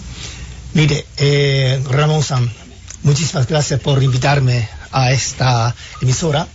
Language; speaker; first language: Spanish; non-native, fluent; Japanese